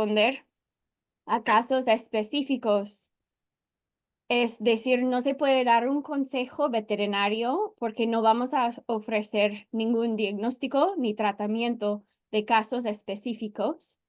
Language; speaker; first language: Spanish; non-native, fluent; English